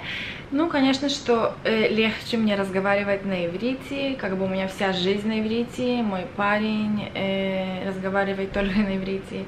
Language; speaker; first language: Russian; early bilingual, other home language; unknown